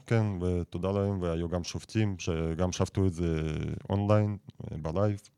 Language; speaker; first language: Hebrew; non-native, fluent; Russian